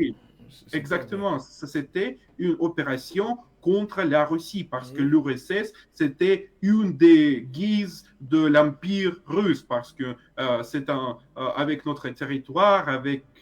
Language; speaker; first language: French; non-native, fluent; Russian